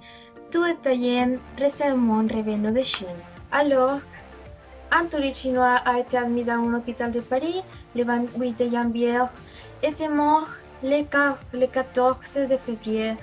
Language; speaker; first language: French; non-native, learner; Spanish